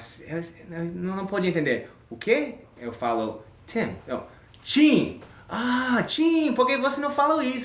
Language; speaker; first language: Portuguese; non-native, learner; English